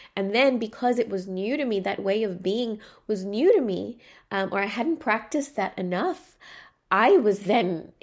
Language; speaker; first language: English; native; English